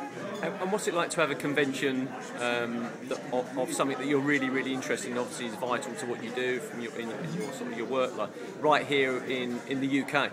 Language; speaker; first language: English; native; English